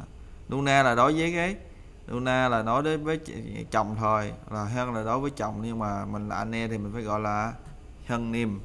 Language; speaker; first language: Vietnamese; native; Vietnamese